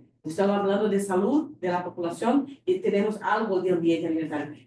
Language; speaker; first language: Spanish; non-native, fluent; Portuguese